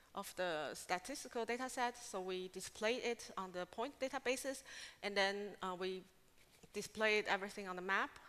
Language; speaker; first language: English; non-native, fluent; Chinese